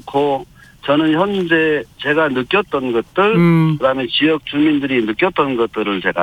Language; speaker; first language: Korean; native; Korean